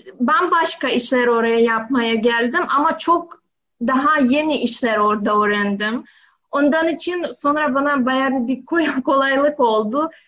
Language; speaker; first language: Turkish; non-native, learner; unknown